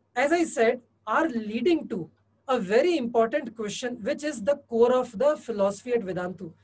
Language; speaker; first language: English; non-native, local second language; Hindi